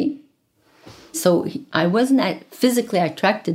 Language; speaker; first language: English; non-native, fluent; French